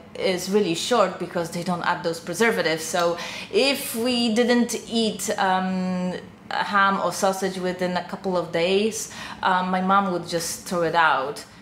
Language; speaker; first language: English; non-native, fluent; Polish